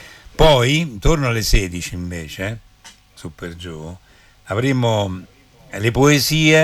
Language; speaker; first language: Italian; native; Italian